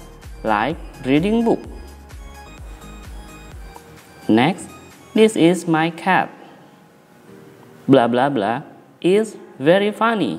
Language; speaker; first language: English; non-native, local second language; Indonesian